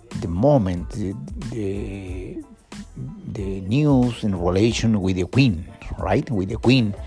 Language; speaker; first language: English; non-native, learner; Spanish